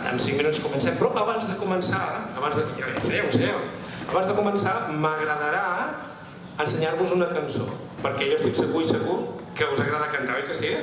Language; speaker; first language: Catalan; non-native, local second language; Spanish